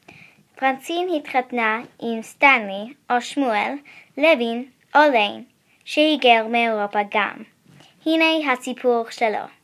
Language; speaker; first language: Hebrew; non-native, learner; English